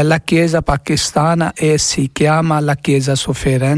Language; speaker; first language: Italian; non-native, learner; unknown